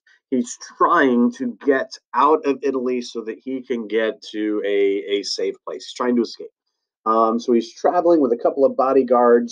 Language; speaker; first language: English; native; English